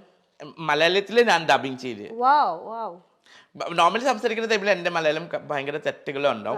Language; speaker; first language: Malayalam; non-native, fluent; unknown